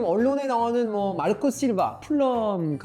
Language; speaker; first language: Korean; native; Korean